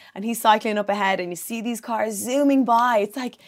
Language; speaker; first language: English; native; English